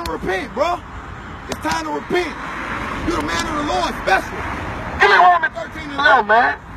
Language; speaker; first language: English; native; English